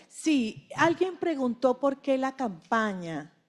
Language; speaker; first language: Spanish; native; Spanish